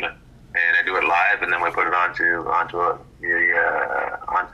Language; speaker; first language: English; native; English